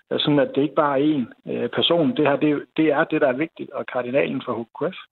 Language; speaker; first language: Danish; native; Danish